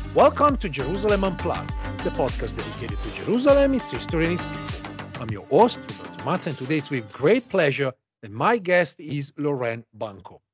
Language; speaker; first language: English; non-native, fluent; Italian